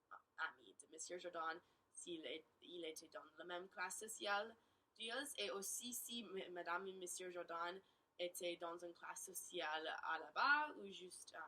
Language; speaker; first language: French; non-native, learner; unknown